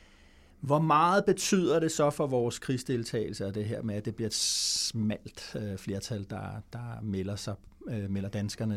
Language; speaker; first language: Danish; native; Danish